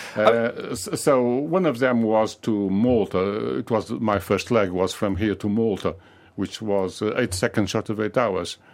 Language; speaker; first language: English; non-native, fluent; Portuguese